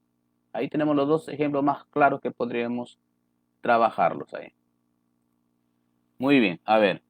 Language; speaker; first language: Spanish; native; Spanish